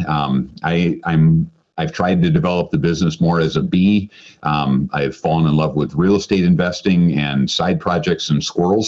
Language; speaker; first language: English; native; English